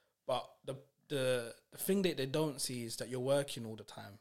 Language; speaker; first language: English; native; English